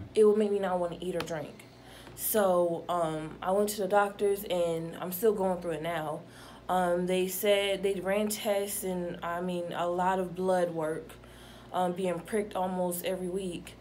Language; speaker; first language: English; native; English